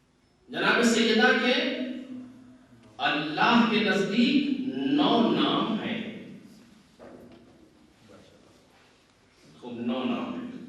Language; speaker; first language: Urdu; native; Urdu